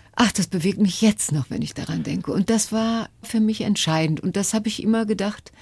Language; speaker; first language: German; native; German